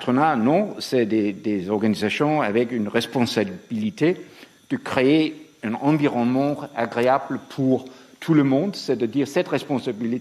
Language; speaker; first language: French; non-native, fluent; Danish